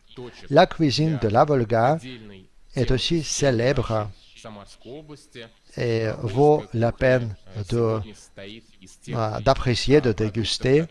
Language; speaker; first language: French; non-native, fluent; Russian